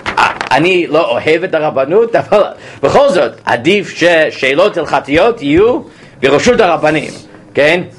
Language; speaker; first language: Hebrew; non-native, fluent; English